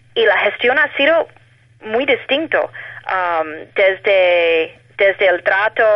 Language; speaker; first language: Spanish; non-native, fluent; English